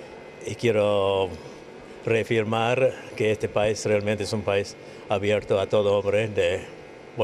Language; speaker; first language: Spanish; non-native, fluent; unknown